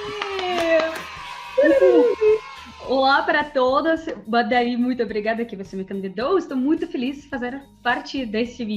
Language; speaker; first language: Portuguese; non-native, fluent; Russian